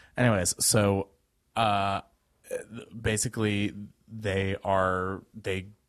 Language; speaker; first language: English; native; English